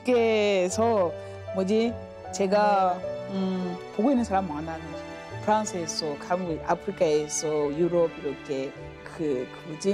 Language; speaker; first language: Korean; non-native, learner; French